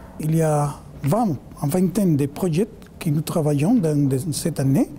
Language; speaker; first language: French; non-native, fluent; Spanish